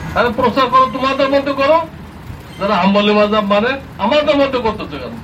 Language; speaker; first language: Bangla; native; Bangla